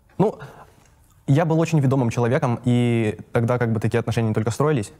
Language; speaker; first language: Russian; native; Russian